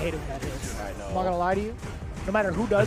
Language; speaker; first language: English; native; English